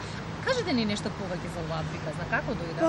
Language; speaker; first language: Macedonian; native; Macedonian